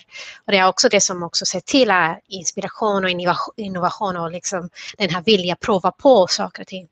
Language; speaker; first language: Swedish; non-native, fluent; Spanish